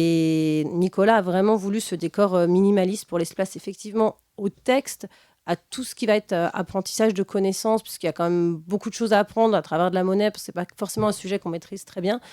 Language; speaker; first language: French; native; French